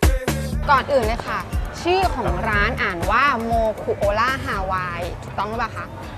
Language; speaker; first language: Thai; native; Thai